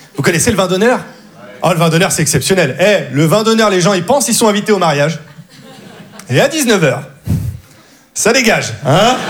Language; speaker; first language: French; native; French